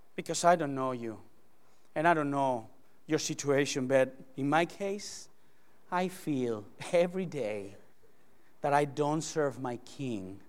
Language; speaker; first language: English; non-native, fluent; Spanish